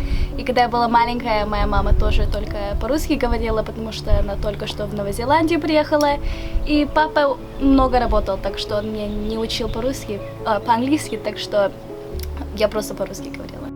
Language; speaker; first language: Russian; early bilingual, heritage; Russian